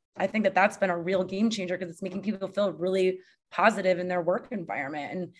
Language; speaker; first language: English; native; English